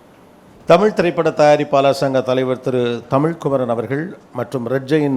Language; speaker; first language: Tamil; native; Tamil